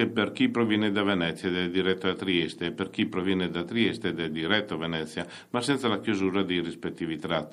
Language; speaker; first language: Italian; native; Italian